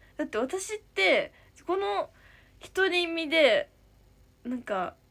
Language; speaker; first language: Japanese; native; Japanese